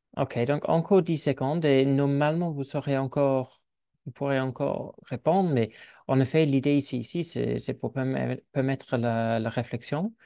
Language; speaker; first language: French; non-native, fluent; English